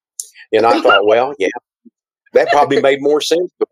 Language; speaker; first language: English; native; English